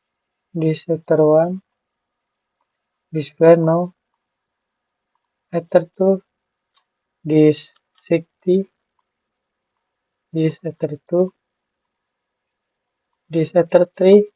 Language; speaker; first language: English; non-native, learner; Indonesian